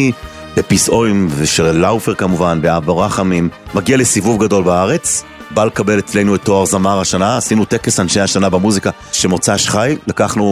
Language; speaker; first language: Hebrew; native; Hebrew